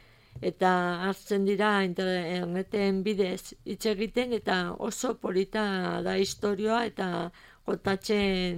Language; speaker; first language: Basque; non-native, learner; Spanish